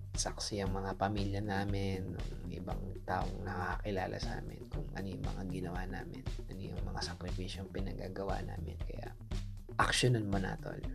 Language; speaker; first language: Filipino; native; Filipino